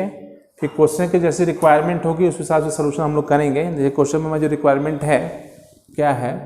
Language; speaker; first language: Hindi; native; Hindi